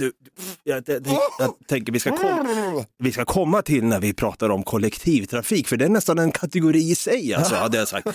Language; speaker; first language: Swedish; native; Swedish